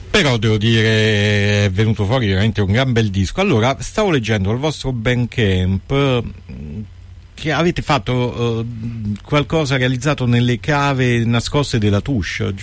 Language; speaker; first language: Italian; native; Italian